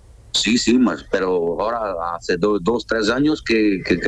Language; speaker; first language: Spanish; non-native, fluent; Portuguese